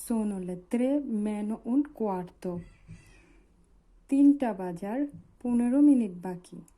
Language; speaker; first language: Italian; non-native, learner; Bangla